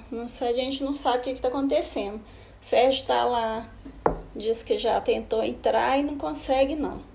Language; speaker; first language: Portuguese; native; Portuguese